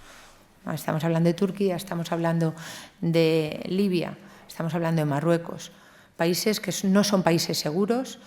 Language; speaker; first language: Spanish; native; Spanish